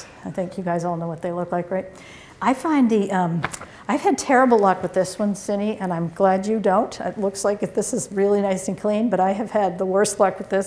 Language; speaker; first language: English; native; English